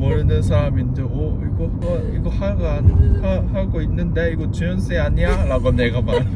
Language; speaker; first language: Korean; non-native, learner; Japanese